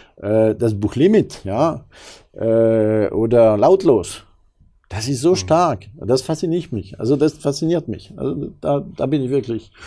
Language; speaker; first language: German; non-native, fluent; French